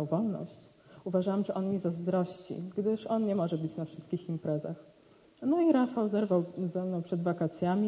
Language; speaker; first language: Polish; native; Polish